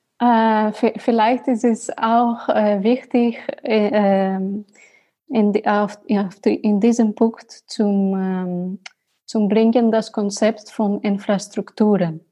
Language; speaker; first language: German; non-native, learner; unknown